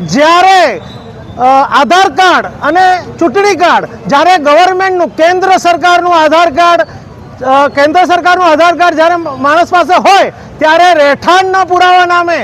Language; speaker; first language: Gujarati; native; Gujarati